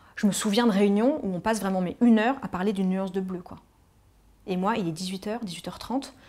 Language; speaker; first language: French; native; French